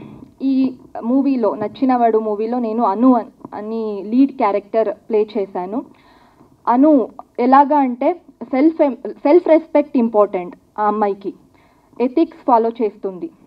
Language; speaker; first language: Telugu; non-native, learner; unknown